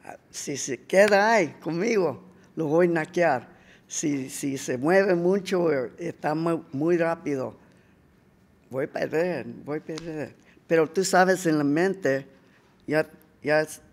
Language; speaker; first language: Spanish; early bilingual, heritage; Spanish